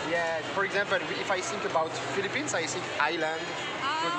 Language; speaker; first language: English; non-native, learner; French